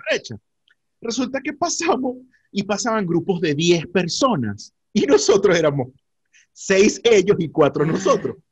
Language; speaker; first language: Spanish; native; Spanish